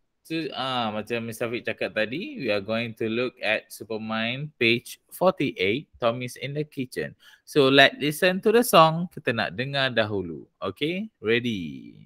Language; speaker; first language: English; non-native, local second language; Malay